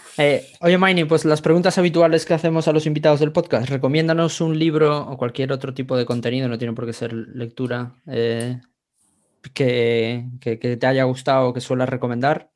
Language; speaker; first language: Spanish; native; Spanish